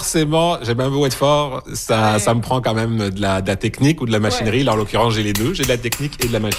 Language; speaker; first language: French; native; French